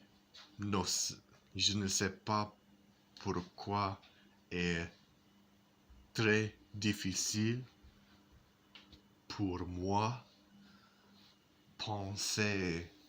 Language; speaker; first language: French; non-native, learner; English